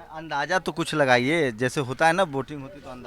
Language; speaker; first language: Hindi; native; Hindi